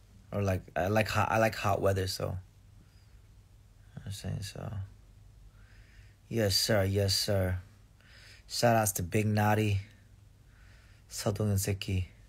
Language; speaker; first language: English; early bilingual, other home language; Korean